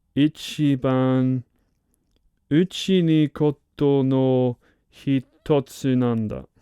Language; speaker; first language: Japanese; non-native, learner; English